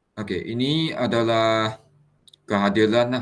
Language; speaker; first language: Malay; non-native, local second language; Chinese